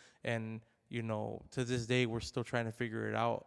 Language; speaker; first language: English; early bilingual, other home language; Spanish